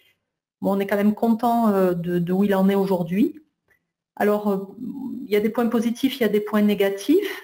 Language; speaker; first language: French; native; French